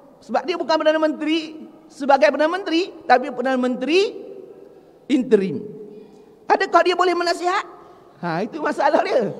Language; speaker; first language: Malay; native; Malay